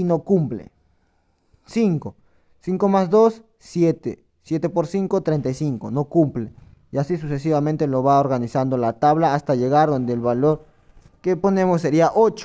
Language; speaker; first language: Spanish; native; Spanish